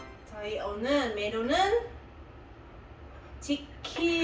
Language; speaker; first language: Korean; non-native, fluent; Vietnamese